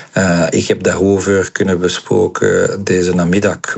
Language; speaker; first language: Dutch; non-native, local second language; French